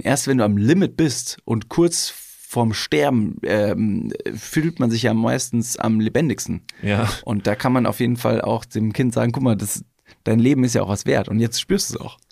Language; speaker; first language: German; native; German